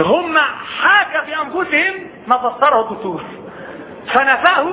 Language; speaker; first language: Arabic; native; Arabic